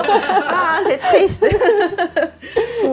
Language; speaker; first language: French; non-native, learner; Japanese